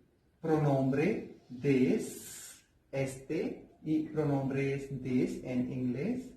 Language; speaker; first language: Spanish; non-native, learner; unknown